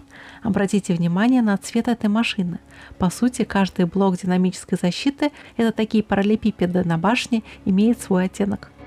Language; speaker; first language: Russian; native; Russian